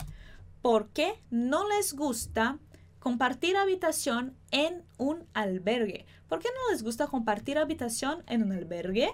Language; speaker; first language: Spanish; non-native, fluent; Portuguese